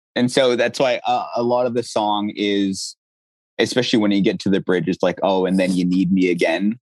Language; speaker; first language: English; native; English